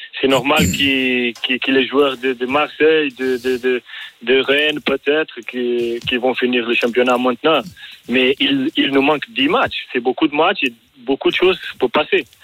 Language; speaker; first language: French; non-native, learner; Portuguese